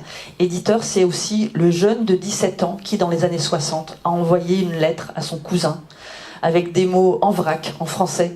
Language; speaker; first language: French; native; French